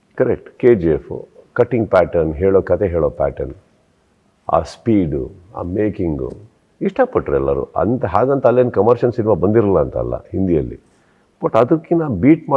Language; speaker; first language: Kannada; native; Kannada